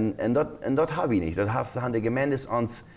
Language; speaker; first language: German; non-native, local second language; Plautdietsch